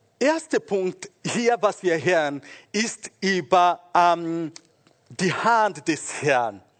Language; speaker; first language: German; non-native, fluent; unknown